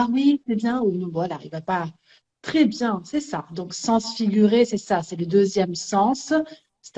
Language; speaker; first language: French; native; French